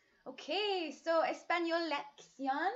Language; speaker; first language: Spanish; non-native, fluent; English